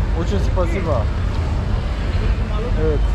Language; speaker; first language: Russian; non-native, learner; Turkish